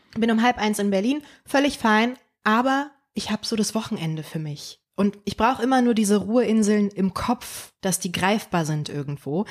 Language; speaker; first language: German; early bilingual, other home language; Polish